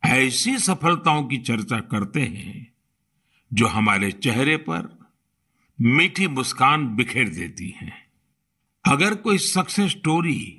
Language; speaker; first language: Hindi; non-native, local second language; Gujarati